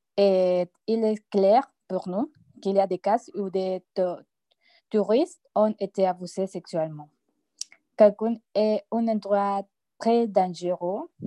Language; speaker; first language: French; non-native, learner; Spanish